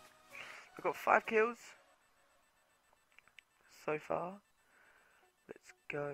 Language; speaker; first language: English; native; English